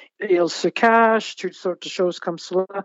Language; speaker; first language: French; non-native, local second language; English